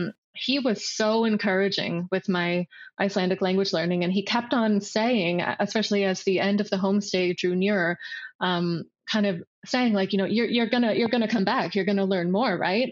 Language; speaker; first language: English; native; English